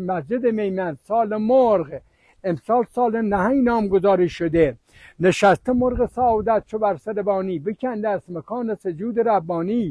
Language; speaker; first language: Persian; native; Persian